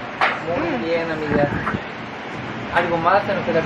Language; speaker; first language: Spanish; native; Spanish